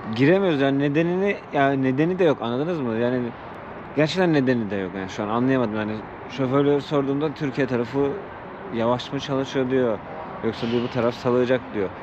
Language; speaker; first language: Turkish; native; Turkish